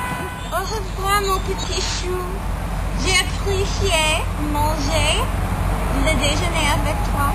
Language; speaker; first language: French; non-native, learner; English